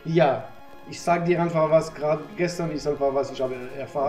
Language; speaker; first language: German; non-native, learner; French